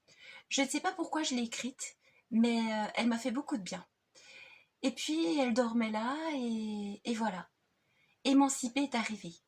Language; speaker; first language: French; native; French